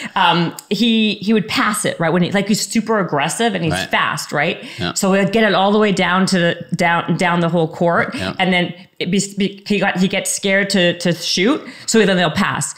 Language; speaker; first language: English; native; English